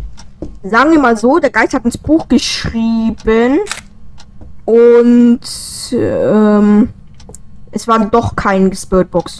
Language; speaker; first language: German; native; German